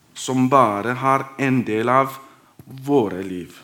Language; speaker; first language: Norwegian; non-native, fluent; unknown